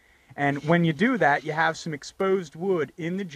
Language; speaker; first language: English; native; English